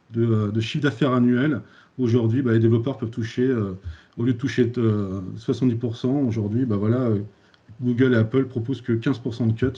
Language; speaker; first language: French; native; French